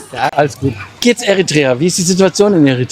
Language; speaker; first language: German; native; German